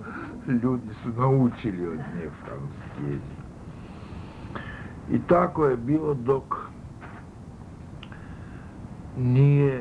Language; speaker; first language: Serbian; early bilingual, other home language; Russian